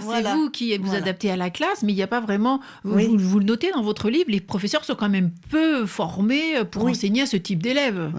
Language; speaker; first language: French; native; French